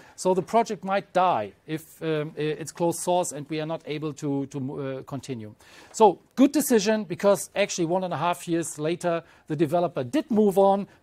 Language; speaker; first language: English; non-native, fluent; German